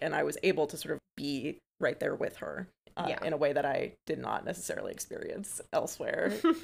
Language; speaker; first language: English; native; English